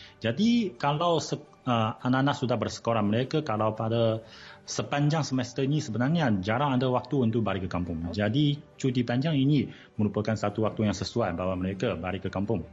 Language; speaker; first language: Malay; non-native, fluent; Chinese